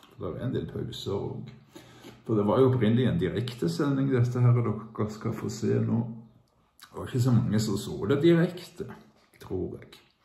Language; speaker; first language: Norwegian; native; Norwegian